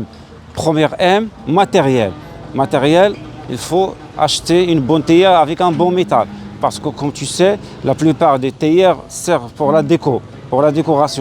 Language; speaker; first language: French; non-native, local second language; Arabic